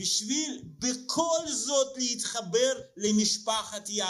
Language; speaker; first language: Hebrew; non-native, fluent; Russian